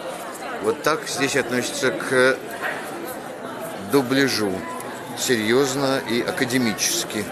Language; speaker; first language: Russian; native; Russian